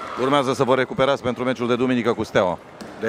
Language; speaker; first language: Romanian; native; Romanian